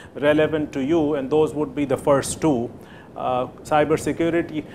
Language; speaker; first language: English; non-native, local second language; Hindi